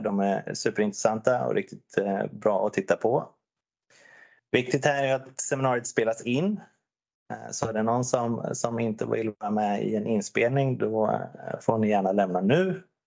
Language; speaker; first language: Swedish; native; Swedish